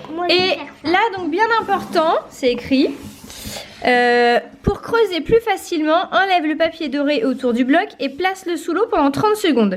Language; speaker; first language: French; native; French